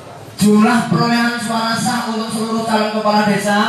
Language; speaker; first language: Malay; non-native, local second language; Javanese